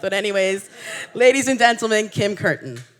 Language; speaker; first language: English; native; English